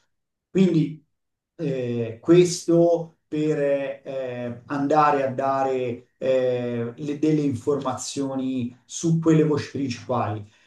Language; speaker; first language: Italian; native; Italian